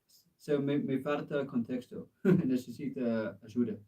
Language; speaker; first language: Spanish; non-native, learner; English